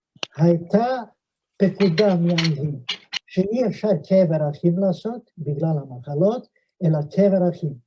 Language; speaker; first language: Hebrew; non-native, fluent; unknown